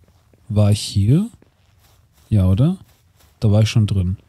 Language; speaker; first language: German; native; German